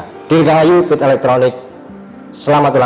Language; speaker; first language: Indonesian; native; Indonesian